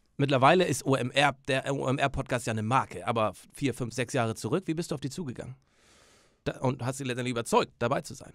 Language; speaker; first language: German; native; German